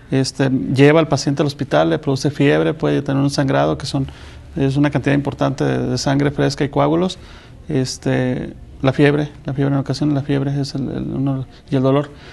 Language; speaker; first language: Spanish; native; Spanish